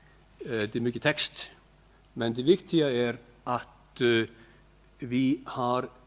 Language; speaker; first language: Swedish; non-native, fluent; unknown